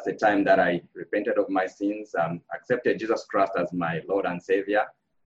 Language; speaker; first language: English; non-native, local second language; Bemba